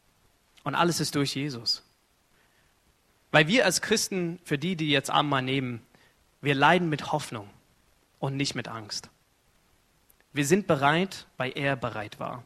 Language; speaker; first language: German; non-native, fluent; Arabic